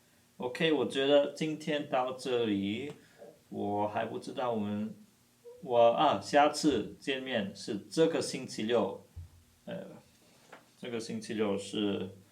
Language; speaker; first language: Chinese; non-native, fluent; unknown